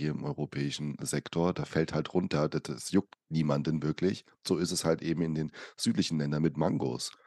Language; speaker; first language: German; early bilingual, other home language; Portuguese